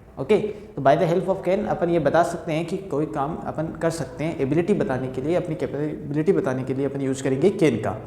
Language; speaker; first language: Hindi; native; Hindi